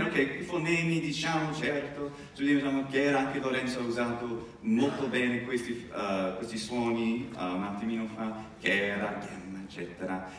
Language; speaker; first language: Italian; non-native, fluent; English